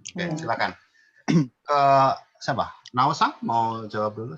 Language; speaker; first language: Indonesian; native; Indonesian